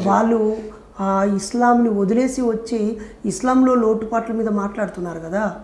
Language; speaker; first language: Telugu; native; Telugu